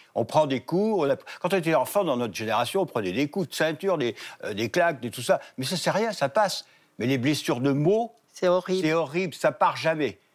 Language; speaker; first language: French; native; French